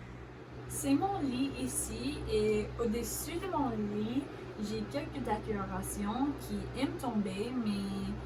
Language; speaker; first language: French; non-native, learner; English